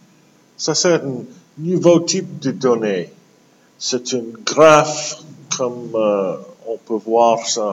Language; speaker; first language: French; non-native, local second language; English